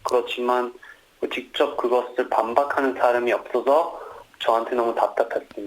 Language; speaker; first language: Korean; early bilingual, heritage; Korean